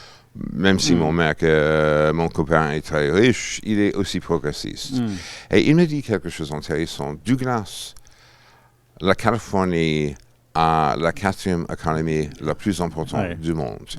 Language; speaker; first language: French; non-native, fluent; English